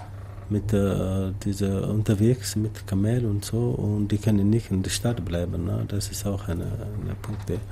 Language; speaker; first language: German; non-native, learner; Tamasheq